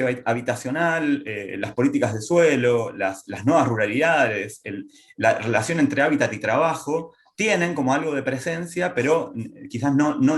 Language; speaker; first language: Spanish; native; Spanish